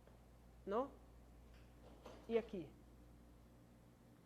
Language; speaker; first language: Spanish; non-native, learner; English